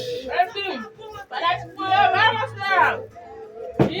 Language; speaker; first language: Portuguese; non-native, learner; Haitian Creole